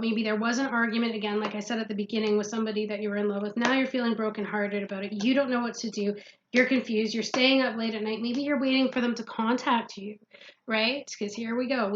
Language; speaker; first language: English; native; English